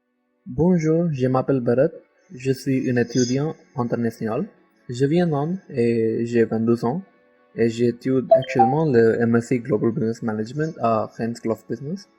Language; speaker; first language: French; non-native, learner; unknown